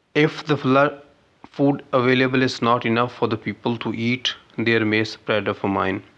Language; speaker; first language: English; non-native, local second language; Urdu